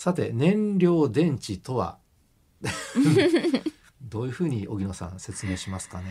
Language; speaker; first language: Japanese; native; Japanese